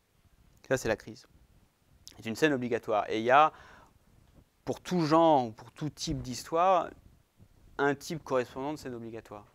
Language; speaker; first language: French; native; French